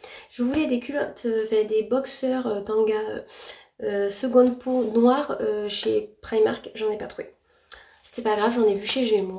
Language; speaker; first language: French; native; French